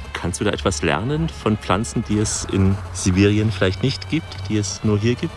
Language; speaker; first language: German; native; German